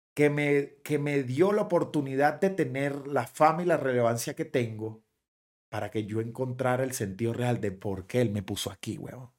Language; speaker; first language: Spanish; native; Spanish